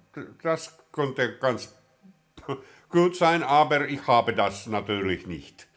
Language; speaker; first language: German; non-native, learner; Finnish